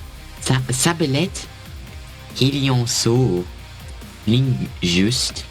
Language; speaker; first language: French; non-native, learner; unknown